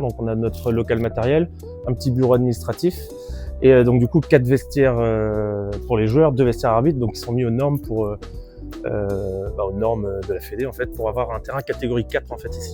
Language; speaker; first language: French; native; French